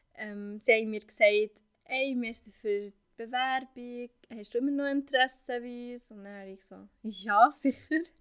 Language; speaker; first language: German; non-native, fluent; Arabic